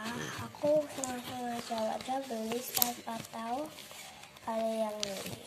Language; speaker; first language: Indonesian; native; Indonesian